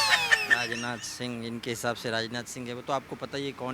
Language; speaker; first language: Hindi; native; Hindi